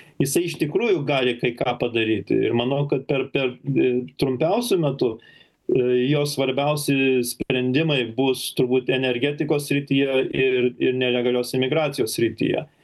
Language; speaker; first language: Lithuanian; early bilingual, heritage; Lithuanian